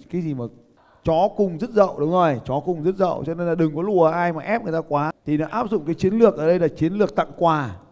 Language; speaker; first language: Vietnamese; native; Vietnamese